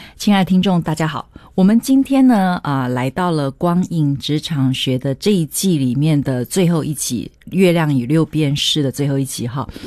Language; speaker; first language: Chinese; native; Chinese